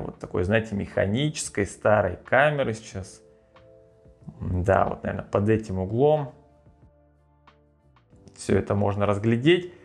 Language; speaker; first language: Russian; native; Russian